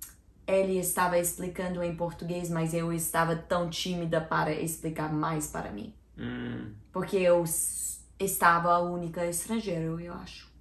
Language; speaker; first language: Portuguese; non-native, learner; English